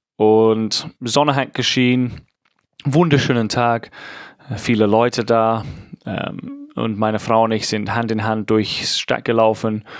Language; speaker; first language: German; non-native, fluent; English